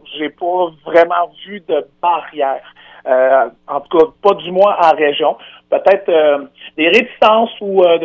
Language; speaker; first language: French; native; French